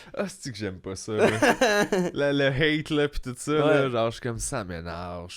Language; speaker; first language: French; native; French